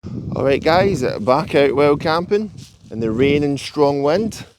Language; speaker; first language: English; native; English